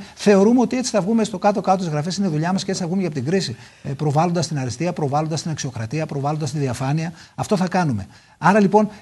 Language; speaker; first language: Greek; native; Greek